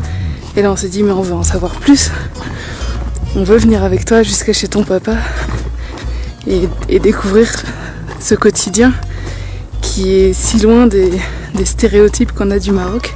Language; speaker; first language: French; native; French